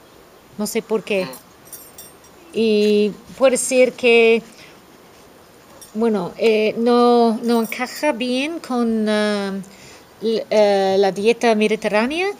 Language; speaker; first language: Spanish; non-native, fluent; English